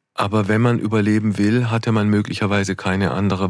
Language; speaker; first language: German; native; German